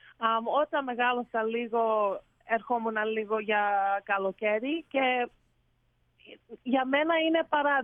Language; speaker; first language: Greek; early bilingual, heritage; Greek